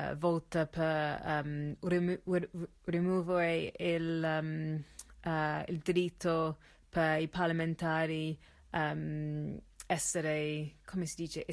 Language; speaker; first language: Italian; non-native, learner; English